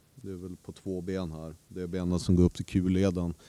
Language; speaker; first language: Swedish; native; Swedish